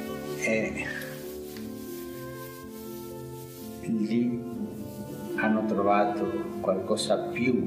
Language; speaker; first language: Italian; non-native, fluent; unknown